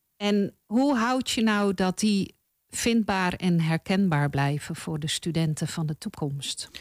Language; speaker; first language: Dutch; native; Dutch